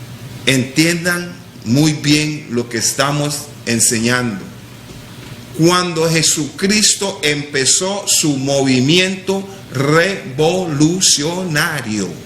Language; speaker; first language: Spanish; non-native, local second language; English